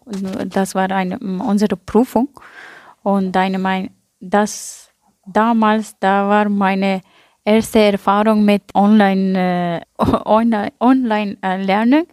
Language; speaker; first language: German; non-native, learner; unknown